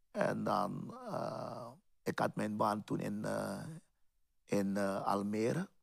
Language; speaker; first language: Dutch; native; Dutch